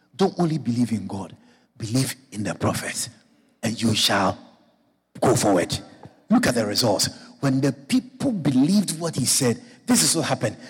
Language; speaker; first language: English; non-native, local second language; Akan